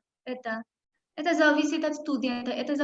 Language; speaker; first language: Russian; non-native, learner; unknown